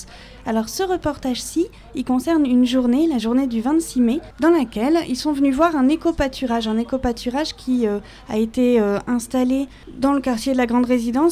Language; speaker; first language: French; native; French